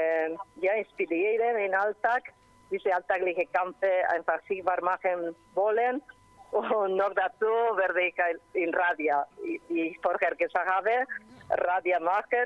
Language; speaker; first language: German; non-native, learner; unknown